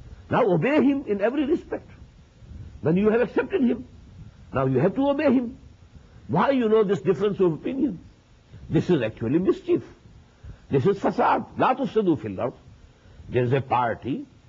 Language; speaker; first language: English; non-native, local second language; Urdu